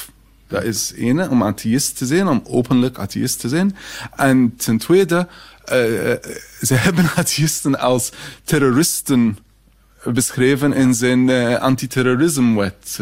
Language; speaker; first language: Dutch; non-native, fluent; Arabic